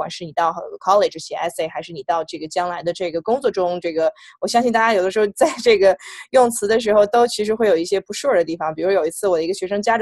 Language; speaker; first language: Chinese; native; Chinese